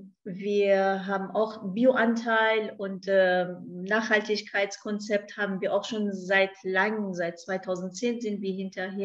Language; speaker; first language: German; non-native, fluent; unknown